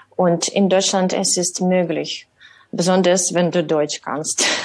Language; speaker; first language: German; non-native, learner; Ukrainian